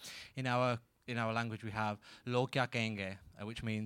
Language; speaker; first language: English; native; English